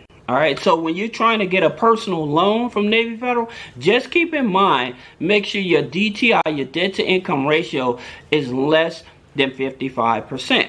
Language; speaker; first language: English; native; English